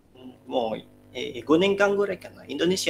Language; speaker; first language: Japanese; non-native, learner; Indonesian